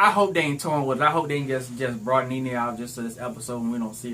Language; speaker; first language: English; native; English